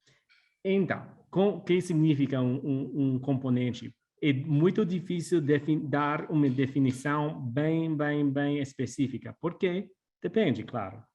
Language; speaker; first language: Portuguese; non-native, fluent; English